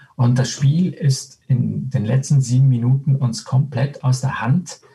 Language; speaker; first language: German; native; German